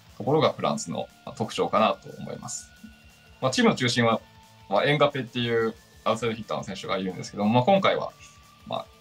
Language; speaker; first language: Japanese; native; Japanese